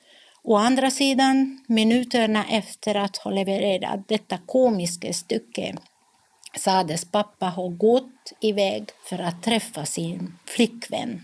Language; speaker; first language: Swedish; non-native, fluent; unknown